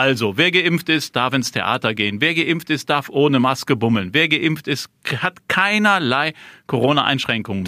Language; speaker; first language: German; native; German